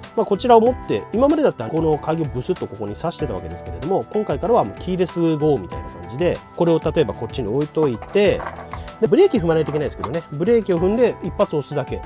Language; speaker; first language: Japanese; native; Japanese